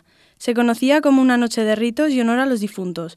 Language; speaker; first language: Spanish; native; Spanish